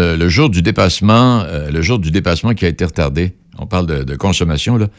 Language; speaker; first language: French; native; French